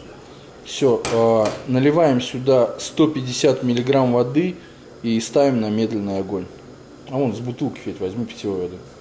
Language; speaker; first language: Russian; native; Russian